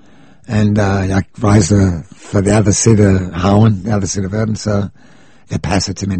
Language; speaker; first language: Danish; non-native, fluent; English